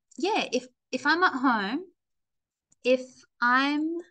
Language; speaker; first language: English; native; English